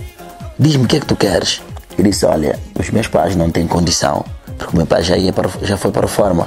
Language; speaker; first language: Portuguese; non-native, local second language; Upper Guinea Crioulo